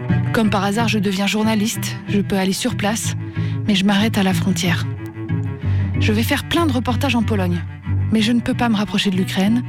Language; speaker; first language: French; native; French